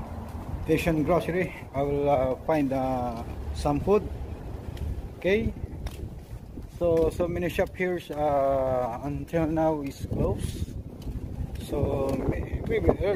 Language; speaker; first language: English; non-native, learner; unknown